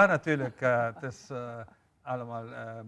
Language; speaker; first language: Dutch; non-native, local second language; Papiamento